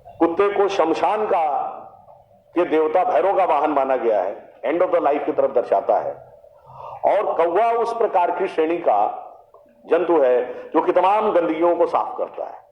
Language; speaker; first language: Hindi; native; Hindi